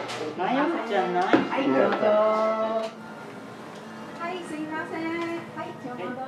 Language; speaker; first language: Japanese; non-native, fluent; Chinese